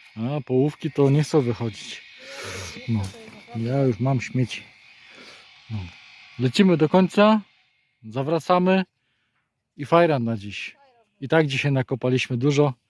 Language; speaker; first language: Polish; native; Polish